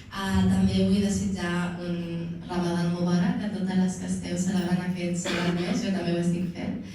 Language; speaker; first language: Catalan; early bilingual, other home language; Arabic